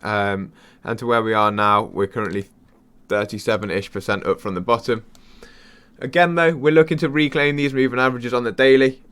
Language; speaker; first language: English; native; English